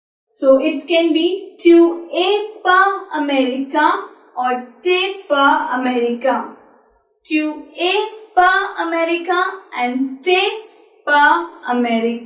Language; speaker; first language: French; non-native, fluent; Hindi